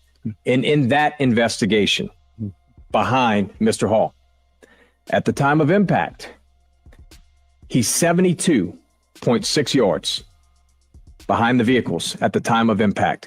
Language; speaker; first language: English; native; English